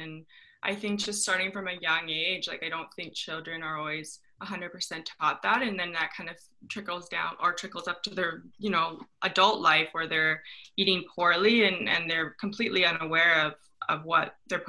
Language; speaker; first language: English; native; English